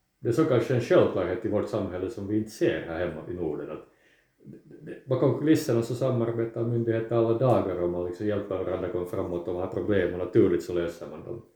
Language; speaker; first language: Swedish; native; Swedish